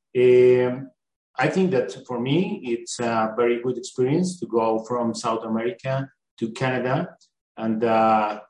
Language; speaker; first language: English; non-native, learner; Spanish